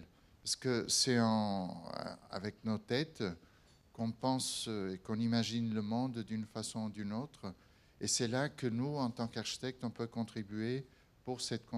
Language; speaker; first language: French; non-native, fluent; Portuguese